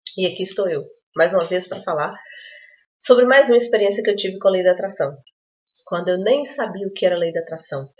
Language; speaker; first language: Portuguese; native; Portuguese